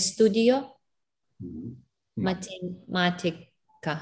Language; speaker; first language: Spanish; non-native, learner; Russian